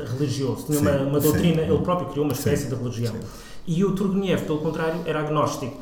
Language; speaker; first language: Portuguese; native; Portuguese